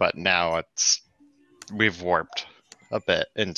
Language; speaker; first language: English; native; English